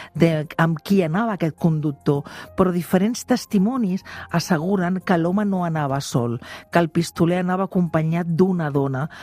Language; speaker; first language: Catalan; non-native, local second language; Spanish